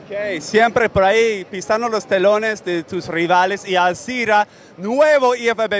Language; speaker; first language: Spanish; native; Spanish